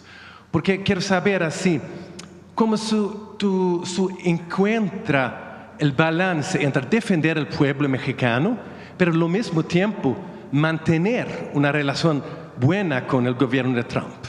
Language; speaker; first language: Spanish; non-native, fluent; Swedish